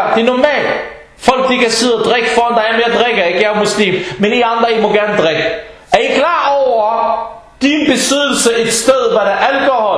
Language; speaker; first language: Danish; early bilingual, other home language; Arabic